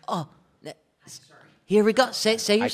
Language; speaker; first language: English; native; English